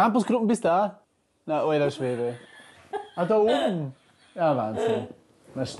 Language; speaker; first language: German; native; German